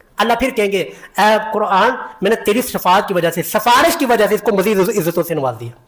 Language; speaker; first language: Urdu; non-native, local second language; Punjabi